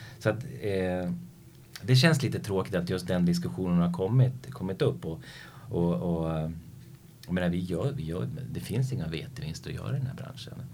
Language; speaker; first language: Swedish; native; Swedish